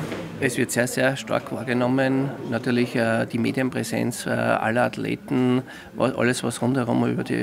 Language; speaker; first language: German; native; German